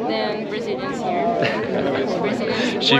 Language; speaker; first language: English; non-native, learner; Portuguese